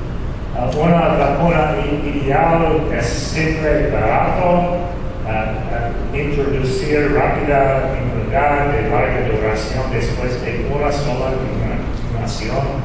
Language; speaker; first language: Spanish; non-native, fluent; English